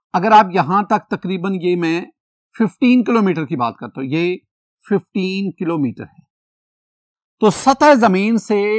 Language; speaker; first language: Urdu; non-native, local second language; Punjabi